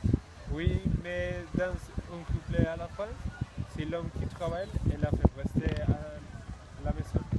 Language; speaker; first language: French; non-native, learner; Spanish